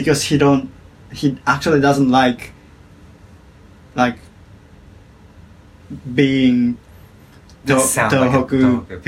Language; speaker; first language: English; non-native, fluent; Japanese